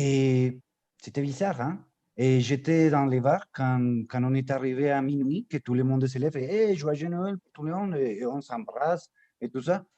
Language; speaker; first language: French; non-native, fluent; Spanish